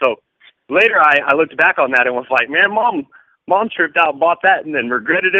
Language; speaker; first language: English; native; English